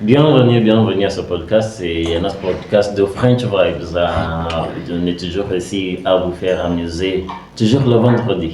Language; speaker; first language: French; non-native, learner; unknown